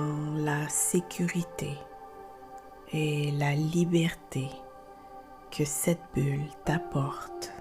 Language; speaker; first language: French; native; French